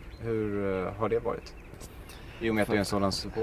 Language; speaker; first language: Swedish; native; Swedish